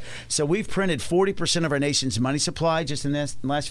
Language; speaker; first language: English; native; English